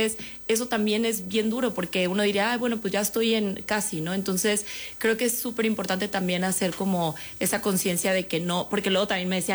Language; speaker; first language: Spanish; native; Spanish